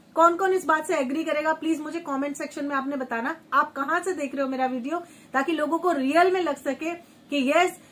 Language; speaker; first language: Hindi; native; Hindi